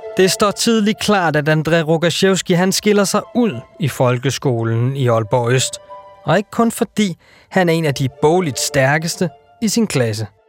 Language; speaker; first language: Danish; native; Danish